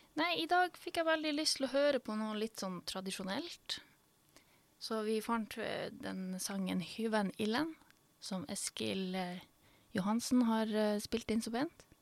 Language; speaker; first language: Norwegian; native; Norwegian